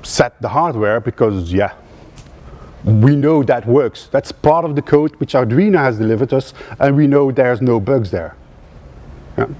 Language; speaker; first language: English; non-native, fluent; Dutch